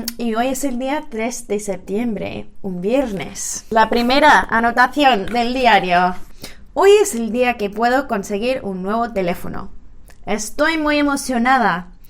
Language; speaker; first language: Spanish; non-native, fluent; English